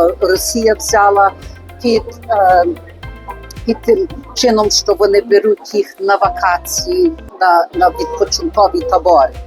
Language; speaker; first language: Ukrainian; early bilingual, heritage; Ukrainian